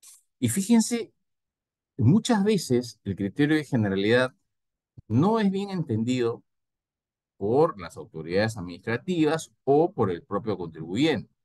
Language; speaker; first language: Spanish; native; Spanish